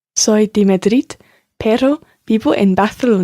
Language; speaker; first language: Spanish; non-native, learner; English